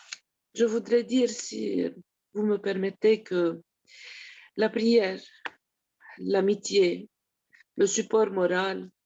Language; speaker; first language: French; non-native, local second language; Arabic